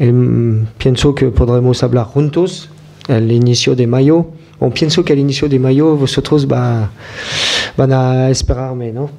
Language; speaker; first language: Spanish; non-native, fluent; French